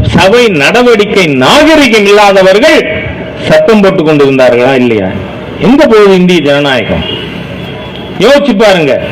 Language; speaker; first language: Tamil; native; Tamil